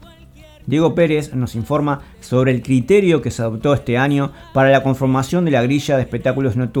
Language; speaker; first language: Spanish; native; Spanish